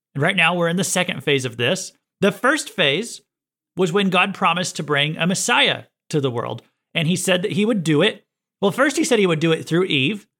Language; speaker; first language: English; native; English